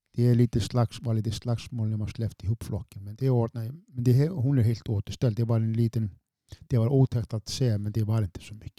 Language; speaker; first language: Swedish; non-native, fluent; Icelandic